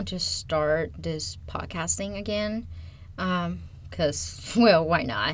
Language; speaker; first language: English; non-native, fluent; Chinese